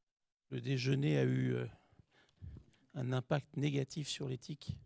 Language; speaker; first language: French; native; French